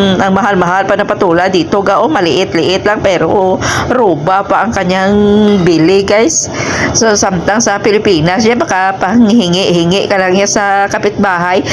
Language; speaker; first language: Filipino; non-native, local second language; Hiligaynon